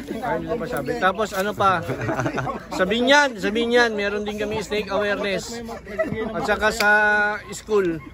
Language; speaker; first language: Filipino; native; Filipino